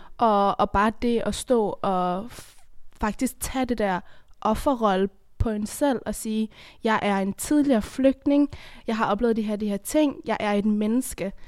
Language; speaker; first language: Danish; early bilingual, other home language; Persian